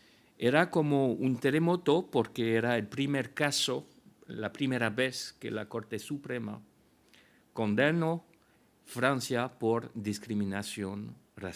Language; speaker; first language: Spanish; non-native, fluent; French